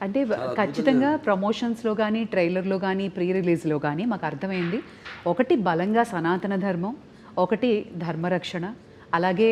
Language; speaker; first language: Telugu; native; Telugu